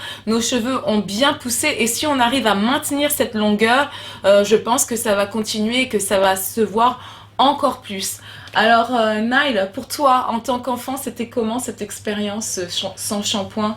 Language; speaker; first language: French; native; French